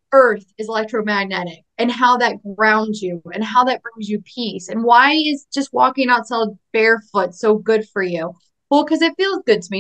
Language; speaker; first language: English; native; English